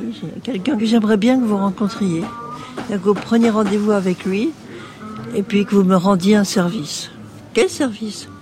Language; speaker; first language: French; native; French